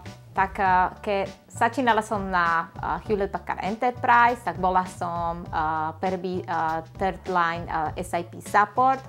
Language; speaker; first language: Slovak; non-native, learner; Spanish